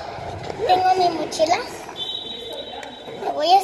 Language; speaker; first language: Spanish; early bilingual, heritage; Spanish